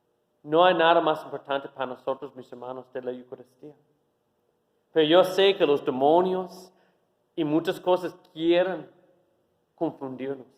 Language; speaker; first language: Spanish; non-native, fluent; English